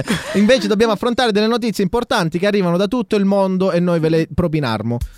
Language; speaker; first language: Italian; native; Italian